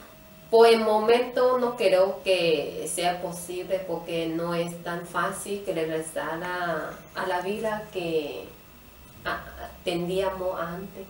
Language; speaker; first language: Spanish; non-native, learner; Chinese